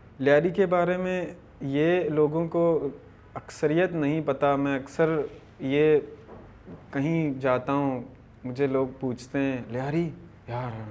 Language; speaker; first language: Urdu; non-native, local second language; Baluchi